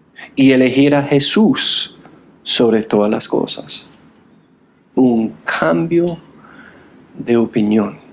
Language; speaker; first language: Spanish; non-native, fluent; English